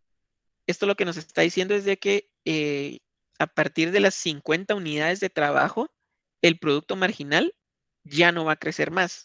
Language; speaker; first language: Spanish; native; Spanish